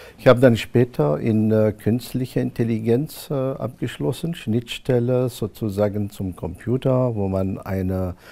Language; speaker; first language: German; non-native, fluent; Arabic